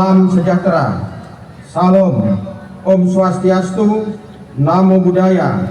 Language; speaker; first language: Indonesian; native; Indonesian